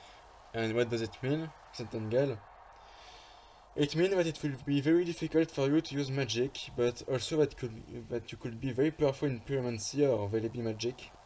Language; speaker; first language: English; non-native, fluent; French